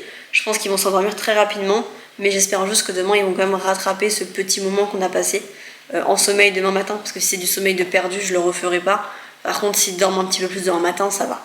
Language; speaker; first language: French; native; French